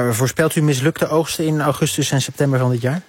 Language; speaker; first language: Dutch; native; Dutch